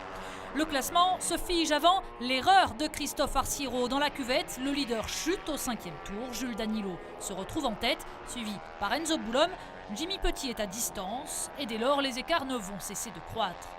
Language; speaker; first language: French; native; French